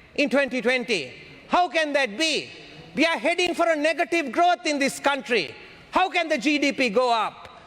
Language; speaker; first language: English; non-native, local second language; Sinhala